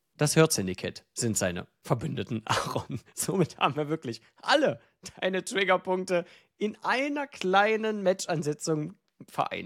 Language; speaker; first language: German; native; German